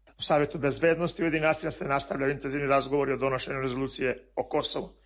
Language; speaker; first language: Serbian; non-native, local second language; Albanian